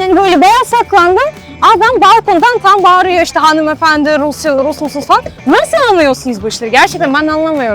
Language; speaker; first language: Turkish; non-native, fluent; Russian